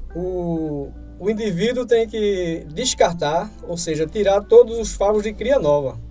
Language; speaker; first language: Portuguese; native; Portuguese